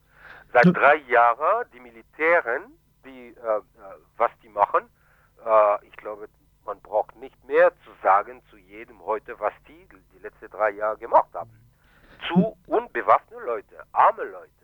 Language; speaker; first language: German; non-native, fluent; Haitian Creole